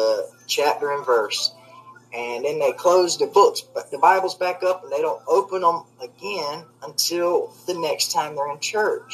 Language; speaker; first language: English; native; English